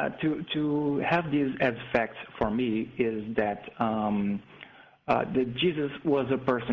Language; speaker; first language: English; non-native, fluent; Portuguese